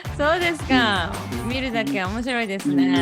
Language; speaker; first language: Japanese; native; Japanese